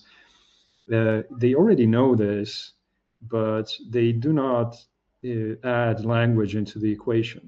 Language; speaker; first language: English; non-native, fluent; Slovak